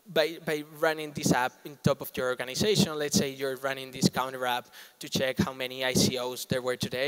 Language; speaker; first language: English; non-native, fluent; Spanish